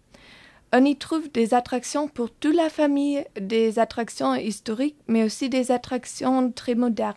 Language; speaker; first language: French; non-native, fluent; German